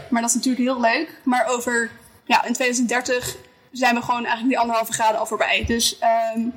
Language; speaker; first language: Dutch; native; Dutch